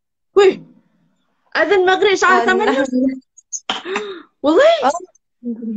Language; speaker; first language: Arabic; non-native, learner; Malay